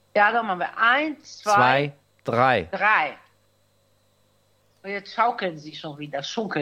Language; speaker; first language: German; native; German